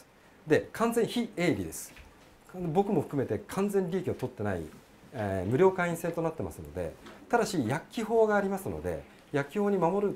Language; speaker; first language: Japanese; native; Japanese